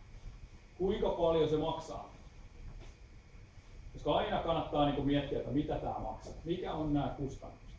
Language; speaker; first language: Finnish; native; Finnish